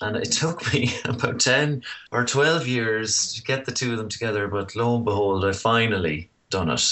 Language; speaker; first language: English; native; English